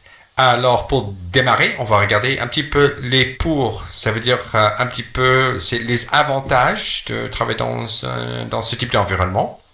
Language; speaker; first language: French; non-native, fluent; English